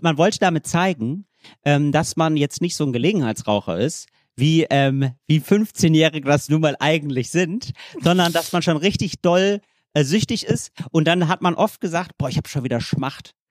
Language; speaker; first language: German; native; German